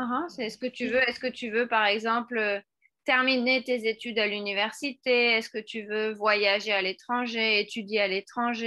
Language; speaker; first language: French; non-native, fluent; Spanish